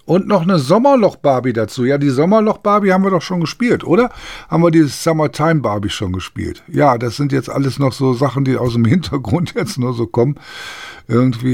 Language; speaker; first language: German; native; German